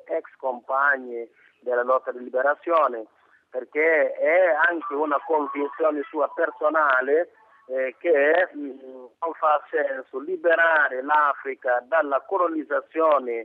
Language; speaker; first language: Italian; non-native, fluent; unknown